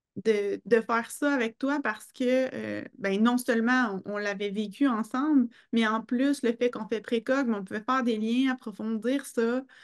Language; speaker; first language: French; native; French